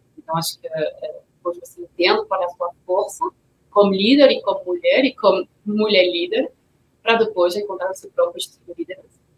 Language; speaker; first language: Portuguese; non-native, fluent; French